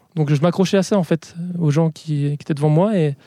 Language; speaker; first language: French; native; French